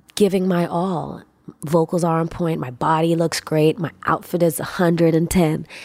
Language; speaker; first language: English; non-native, local second language; Swahili